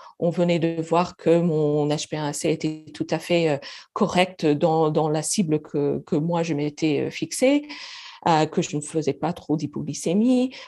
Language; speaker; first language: French; non-native, fluent; English